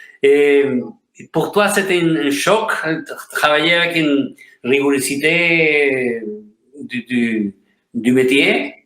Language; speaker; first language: French; non-native, fluent; Spanish